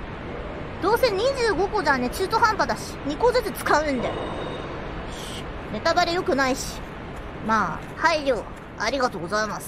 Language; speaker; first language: Japanese; native; Japanese